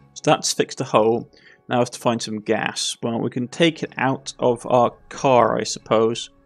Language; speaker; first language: English; native; English